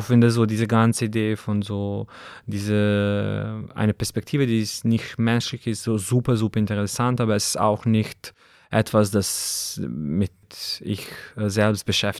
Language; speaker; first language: German; non-native, fluent; Serbian